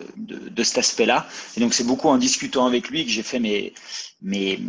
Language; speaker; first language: French; native; French